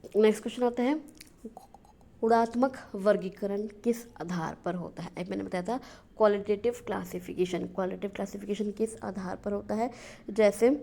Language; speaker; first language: Hindi; native; Hindi